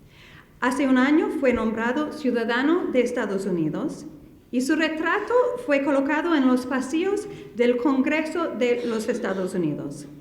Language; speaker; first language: Spanish; non-native, fluent; English